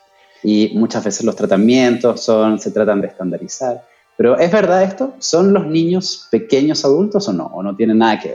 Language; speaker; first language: Spanish; native; Spanish